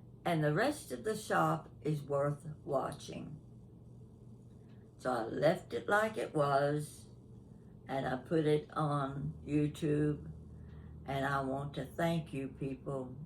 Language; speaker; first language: English; native; English